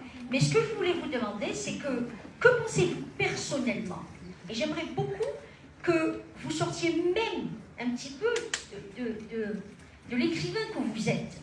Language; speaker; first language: French; non-native, local second language; Arabic